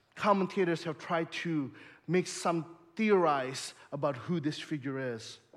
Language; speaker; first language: English; early bilingual, other home language; Indonesian